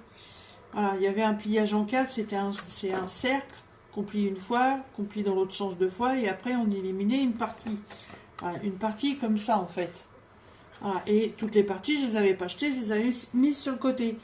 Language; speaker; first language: French; native; French